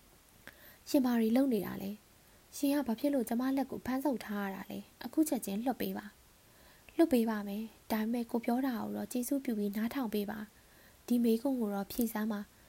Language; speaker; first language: Burmese; native; Burmese